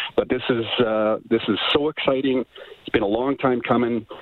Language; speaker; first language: English; native; English